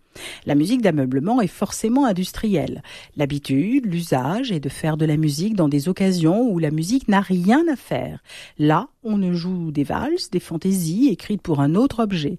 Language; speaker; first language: French; native; French